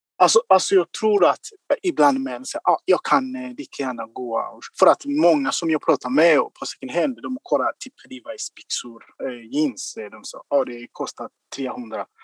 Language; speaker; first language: Swedish; non-native, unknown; Kinyarwanda